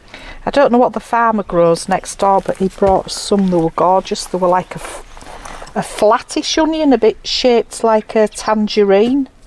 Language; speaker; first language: English; native; English